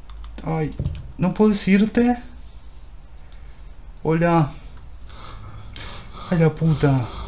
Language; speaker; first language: Spanish; native; Spanish